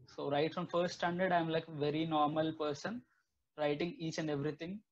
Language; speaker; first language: English; non-native, local second language; Telugu